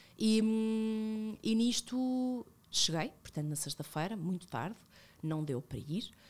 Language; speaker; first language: Portuguese; early bilingual, other home language; Spanish